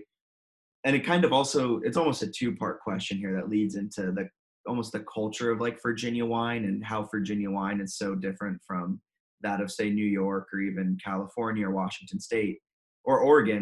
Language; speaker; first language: English; native; English